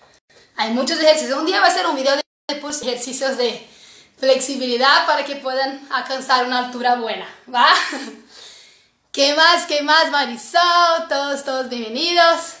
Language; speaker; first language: Spanish; non-native, fluent; Portuguese